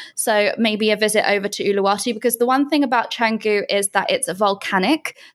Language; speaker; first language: English; native; English